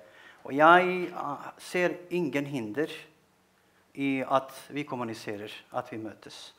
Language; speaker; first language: Norwegian; non-native, fluent; Bosnian